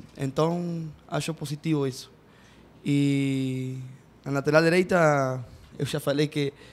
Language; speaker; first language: Portuguese; non-native, learner; Spanish